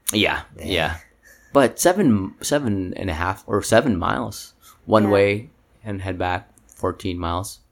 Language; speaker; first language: English; non-native, local second language; Filipino